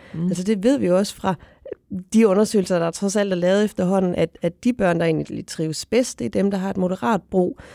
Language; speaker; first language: Danish; native; Danish